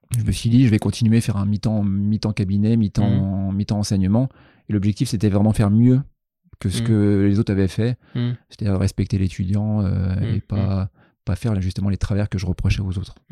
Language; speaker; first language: French; native; French